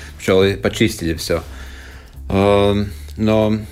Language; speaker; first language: Russian; non-native, local second language; Latvian